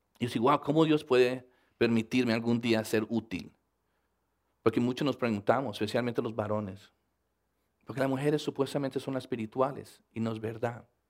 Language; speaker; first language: Spanish; early bilingual, heritage; Spanish